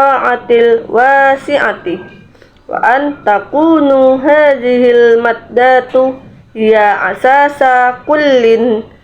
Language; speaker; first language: Arabic; non-native, learner; Indonesian